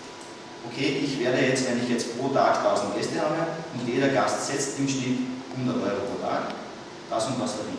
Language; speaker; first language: German; native; German